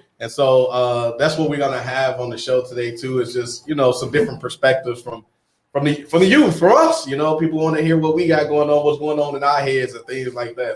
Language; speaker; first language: English; native; English